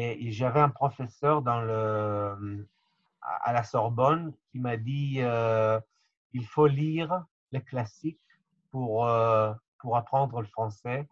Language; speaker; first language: French; non-native, fluent; Hebrew